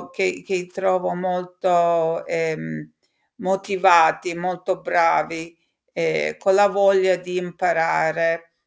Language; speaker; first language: Italian; non-native, fluent; English